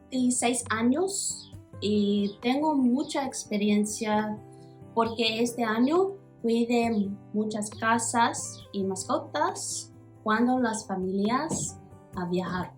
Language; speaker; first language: Spanish; non-native, learner; Māori